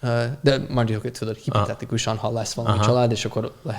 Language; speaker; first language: Hungarian; non-native, fluent; English